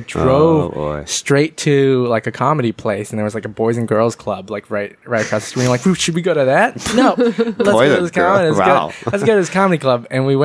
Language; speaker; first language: English; early bilingual, other home language; Vietnamese